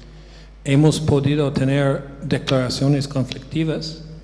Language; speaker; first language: Spanish; non-native, fluent; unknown